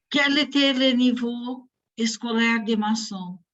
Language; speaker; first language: French; non-native, fluent; Portuguese